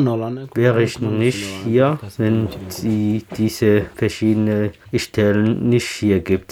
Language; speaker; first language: German; non-native, learner; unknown